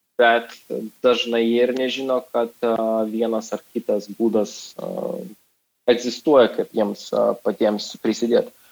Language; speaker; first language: Lithuanian; non-native, local second language; Russian